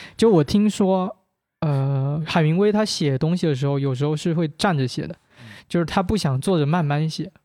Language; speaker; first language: Chinese; non-native, local second language; Min Nan Chinese